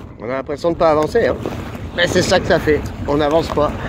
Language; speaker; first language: French; native; French